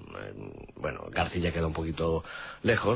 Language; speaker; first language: Spanish; native; Spanish